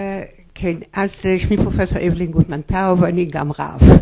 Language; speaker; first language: Hebrew; non-native, fluent; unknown